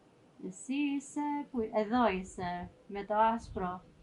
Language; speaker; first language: Greek; early bilingual, heritage; English